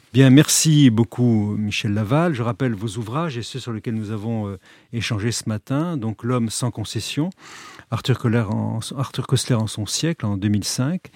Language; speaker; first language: French; native; French